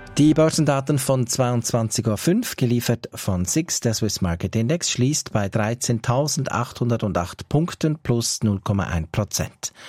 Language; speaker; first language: German; native; German